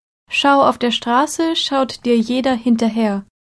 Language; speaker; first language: German; native; German